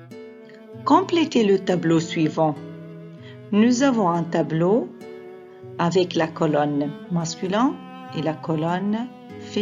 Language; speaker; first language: French; non-native, fluent; Arabic